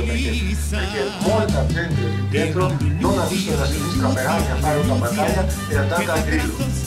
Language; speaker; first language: Italian; non-native, fluent; Greek